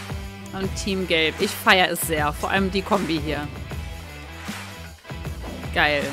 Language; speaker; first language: German; native; German